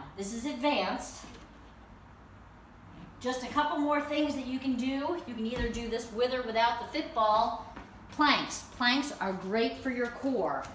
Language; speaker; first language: English; native; English